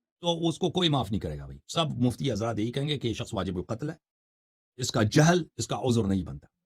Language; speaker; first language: Urdu; non-native, fluent; Persian